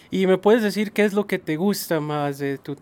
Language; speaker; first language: Spanish; early bilingual, other home language; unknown